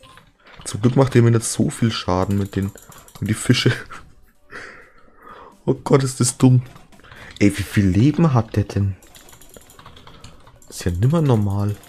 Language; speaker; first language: German; native; German